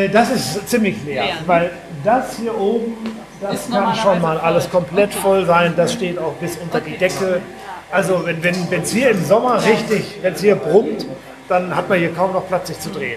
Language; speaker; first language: German; native; German